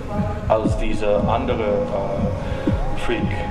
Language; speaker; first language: German; non-native, fluent; English